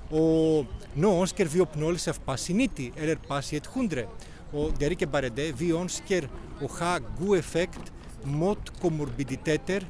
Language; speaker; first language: Norwegian; non-native, fluent; Greek